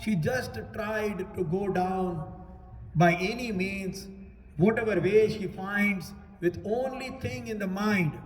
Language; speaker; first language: English; non-native, local second language; Hindi